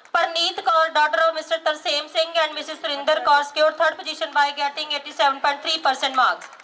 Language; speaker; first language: English; non-native, local second language; Punjabi